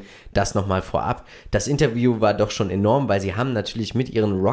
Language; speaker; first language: German; native; German